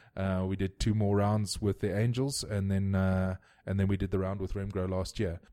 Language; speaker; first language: English; native; English